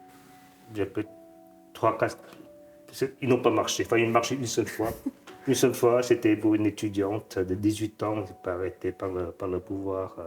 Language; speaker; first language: French; non-native, fluent; Vietnamese